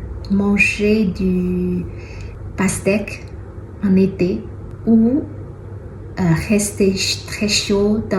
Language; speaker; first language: French; non-native, fluent; Chinese